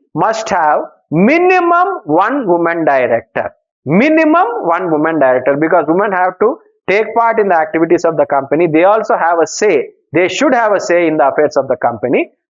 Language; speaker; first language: English; non-native, local second language; Telugu